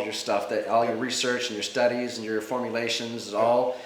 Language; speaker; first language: English; native; English